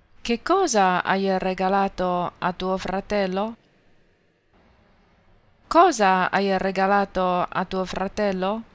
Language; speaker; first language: Italian; non-native, fluent; Chinese